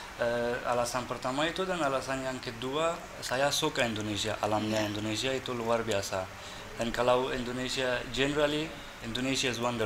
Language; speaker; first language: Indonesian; non-native, fluent; Persian